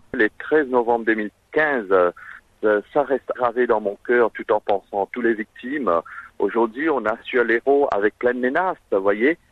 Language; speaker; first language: French; non-native, local second language; Morisyen